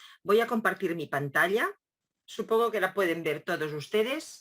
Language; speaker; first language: Spanish; non-native, local second language; Catalan